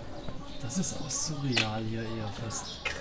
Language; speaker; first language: German; native; German